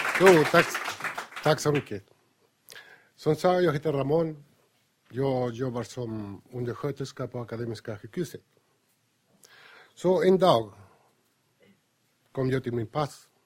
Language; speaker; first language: Swedish; non-native, fluent; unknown